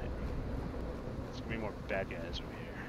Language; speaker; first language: English; native; English